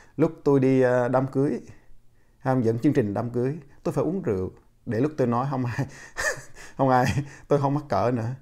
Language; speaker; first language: Vietnamese; non-native, local second language; Jarai